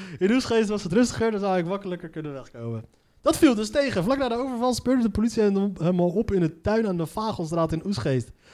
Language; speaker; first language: Dutch; early bilingual, other home language; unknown